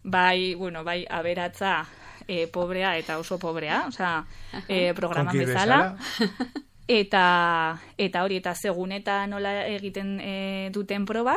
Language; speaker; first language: Basque; non-native, local second language; Spanish